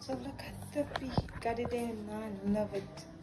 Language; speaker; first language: English; non-native, learner; Haitian Creole